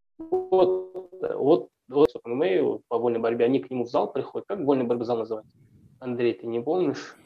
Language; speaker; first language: Russian; native; Russian